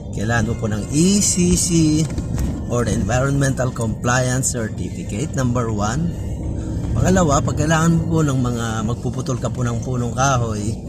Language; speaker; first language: Filipino; non-native, local second language; Iloko